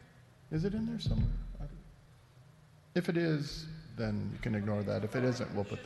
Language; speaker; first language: English; native; English